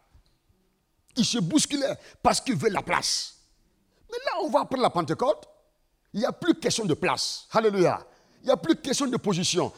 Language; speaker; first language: French; non-native, local second language; Mossi